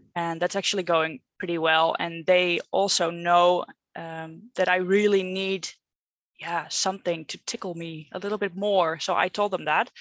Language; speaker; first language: English; non-native, fluent; Dutch